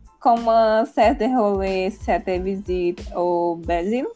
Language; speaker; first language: French; non-native, learner; Portuguese